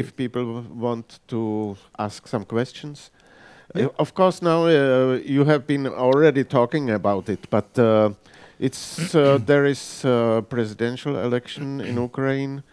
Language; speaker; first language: English; non-native, fluent; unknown